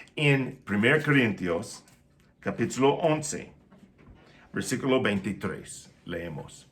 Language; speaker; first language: Spanish; non-native, fluent; English